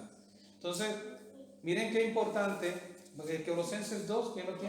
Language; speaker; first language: Spanish; native; Spanish